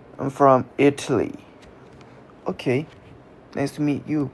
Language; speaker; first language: English; non-native, learner; Thai